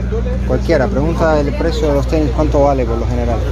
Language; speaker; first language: Spanish; native; Spanish